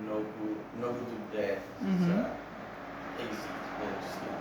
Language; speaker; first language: Bulgarian; non-native, learner; English